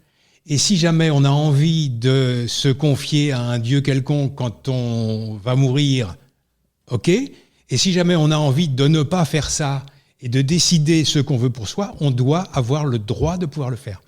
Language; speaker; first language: French; native; French